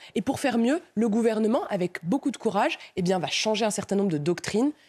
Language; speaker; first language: French; native; French